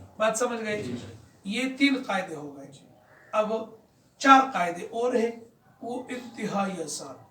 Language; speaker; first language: Urdu; non-native, local second language; Pashto